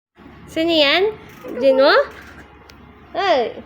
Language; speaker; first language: Filipino; native; Filipino